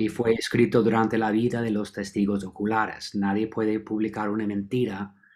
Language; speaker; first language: Spanish; non-native, fluent; English